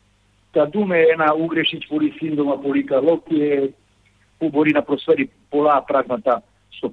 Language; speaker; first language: Greek; non-native, fluent; Serbian